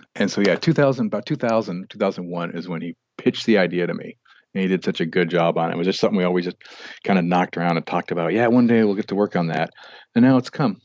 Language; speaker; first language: English; native; English